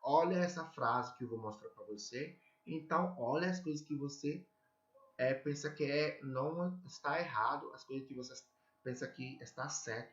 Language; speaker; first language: Portuguese; non-native, learner; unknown